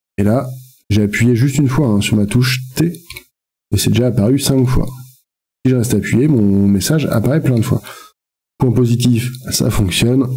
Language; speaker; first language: French; native; French